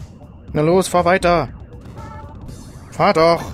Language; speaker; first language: German; native; German